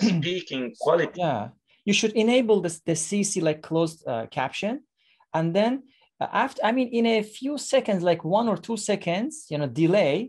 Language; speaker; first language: English; non-native, fluent; Persian